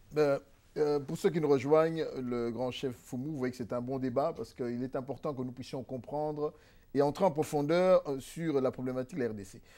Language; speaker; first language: French; non-native, local second language; Lingala